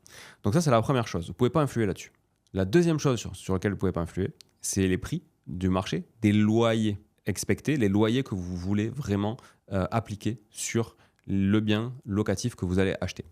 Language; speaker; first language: French; native; French